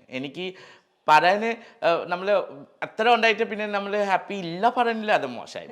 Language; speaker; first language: Malayalam; non-native, local second language; Assamese